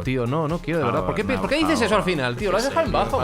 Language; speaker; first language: Spanish; native; Spanish